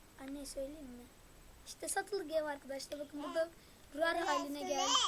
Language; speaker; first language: Turkish; native; Turkish